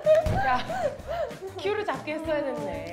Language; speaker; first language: Korean; native; Korean